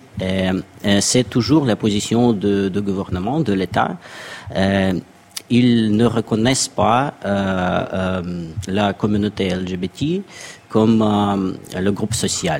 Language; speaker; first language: French; non-native, fluent; Russian